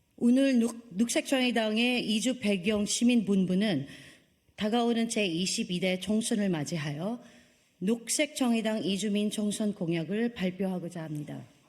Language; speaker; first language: Korean; non-native, fluent; Filipino